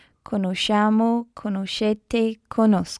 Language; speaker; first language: Italian; non-native, learner; English